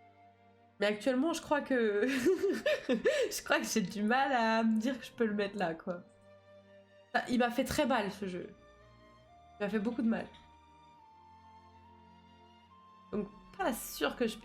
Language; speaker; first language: French; native; French